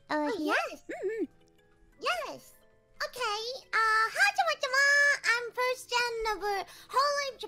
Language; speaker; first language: English; non-native, learner; Japanese